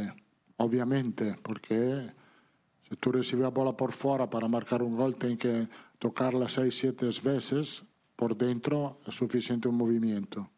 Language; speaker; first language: Portuguese; non-native, learner; Italian